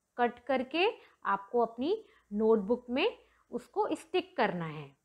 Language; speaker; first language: Hindi; native; Hindi